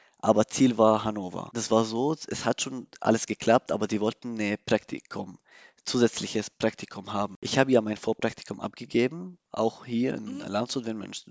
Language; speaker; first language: German; non-native, learner; Arabic